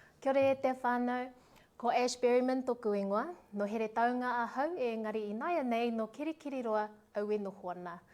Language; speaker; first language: Māori; non-native, local second language; English